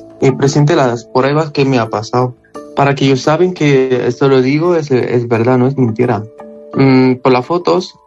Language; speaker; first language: Spanish; non-native, learner; Arabic